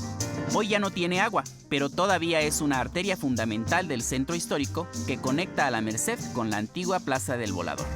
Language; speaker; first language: Spanish; native; Spanish